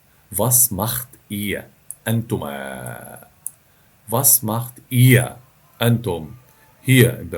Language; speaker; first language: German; non-native, fluent; Arabic